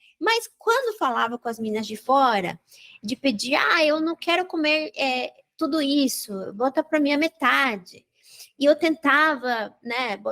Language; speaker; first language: Portuguese; non-native, fluent; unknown